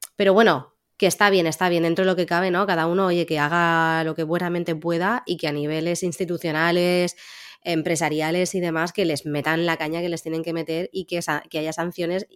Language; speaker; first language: Spanish; native; Spanish